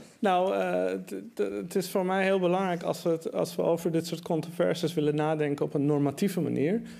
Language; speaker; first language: Dutch; early bilingual, other home language; Persian